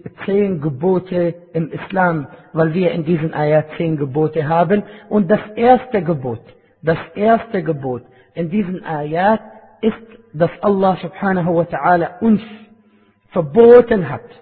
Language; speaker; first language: German; non-native, fluent; Arabic